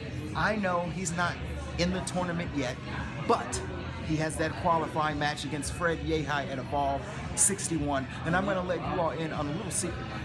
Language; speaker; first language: English; native; English